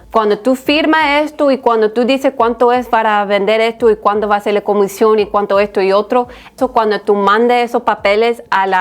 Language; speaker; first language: Spanish; early bilingual, heritage; Spanish